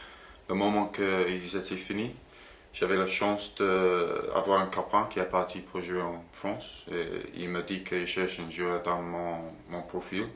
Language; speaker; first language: French; non-native, fluent; English